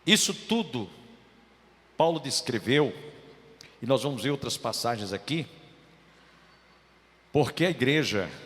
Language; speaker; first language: Portuguese; native; Portuguese